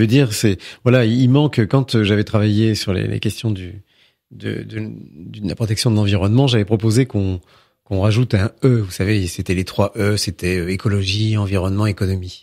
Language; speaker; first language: French; native; French